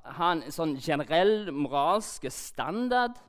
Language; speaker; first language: Norwegian; non-native, learner; English